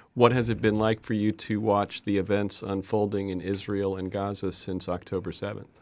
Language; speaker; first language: English; native; English